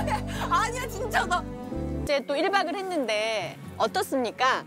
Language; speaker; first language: Korean; native; Korean